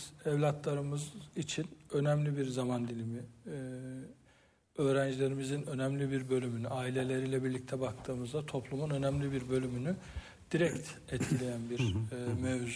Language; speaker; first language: Turkish; native; Turkish